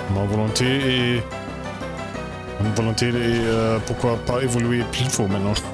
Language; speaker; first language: French; non-native, learner; German